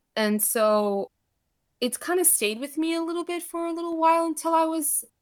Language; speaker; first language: English; early bilingual, other home language; Armenian